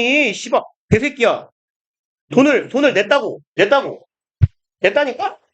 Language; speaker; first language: Korean; native; Korean